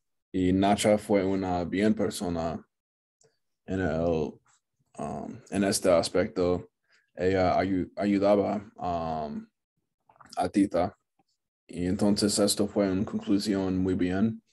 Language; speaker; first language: Spanish; non-native, learner; English